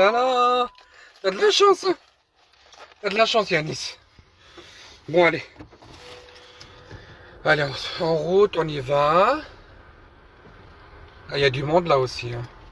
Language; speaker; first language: French; native; French